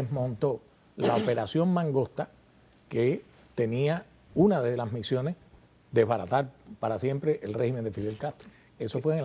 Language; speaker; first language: Spanish; native; Spanish